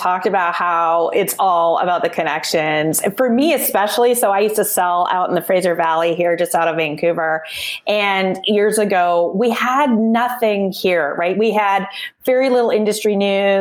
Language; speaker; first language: English; native; English